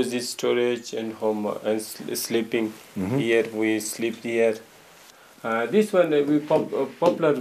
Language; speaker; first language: English; non-native, learner; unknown